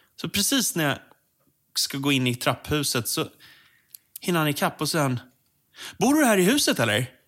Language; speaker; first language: Swedish; native; Swedish